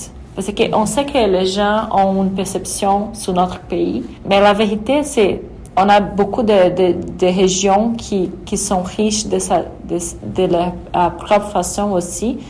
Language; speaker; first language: French; non-native, fluent; Portuguese